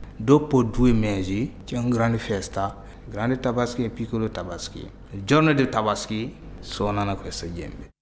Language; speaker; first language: Italian; non-native, learner; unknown